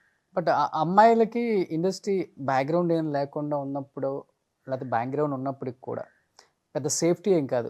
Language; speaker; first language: Telugu; native; Telugu